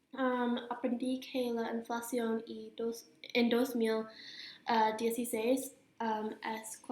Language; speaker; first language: Spanish; non-native, learner; English